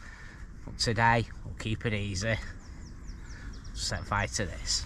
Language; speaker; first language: English; native; English